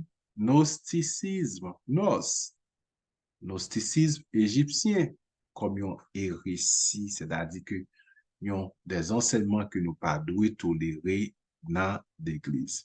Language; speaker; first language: French; non-native, local second language; Haitian Creole